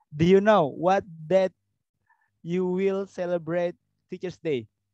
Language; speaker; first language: English; non-native, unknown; Indonesian